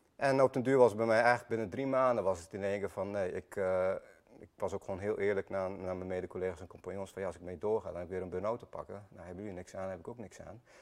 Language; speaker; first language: Dutch; early bilingual, other home language; Armenian